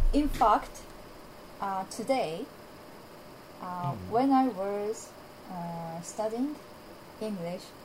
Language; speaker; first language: English; non-native, learner; Japanese